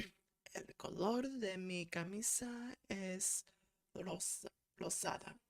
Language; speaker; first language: Spanish; non-native, learner; English